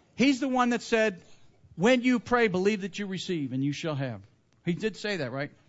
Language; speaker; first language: English; native; English